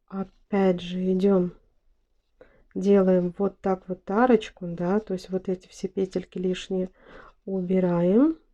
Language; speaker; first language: Russian; native; Russian